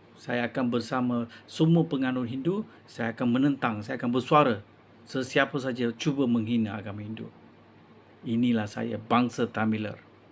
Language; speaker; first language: Malay; non-native, local second language; Tamil